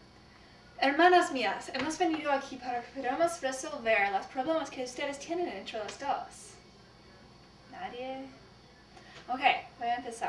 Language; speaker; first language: Spanish; non-native, learner; English